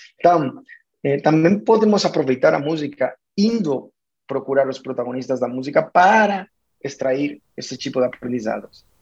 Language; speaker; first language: Portuguese; non-native, fluent; Spanish